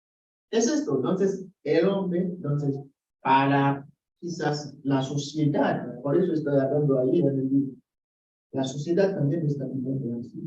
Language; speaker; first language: Spanish; non-native, fluent; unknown